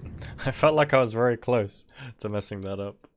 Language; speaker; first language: English; native; English